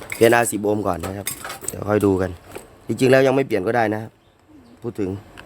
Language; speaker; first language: Thai; native; Thai